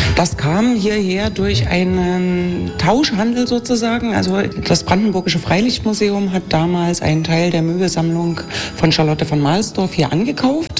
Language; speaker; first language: German; native; German